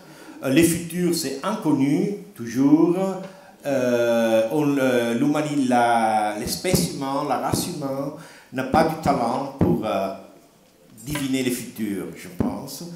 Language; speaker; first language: French; non-native, learner; Italian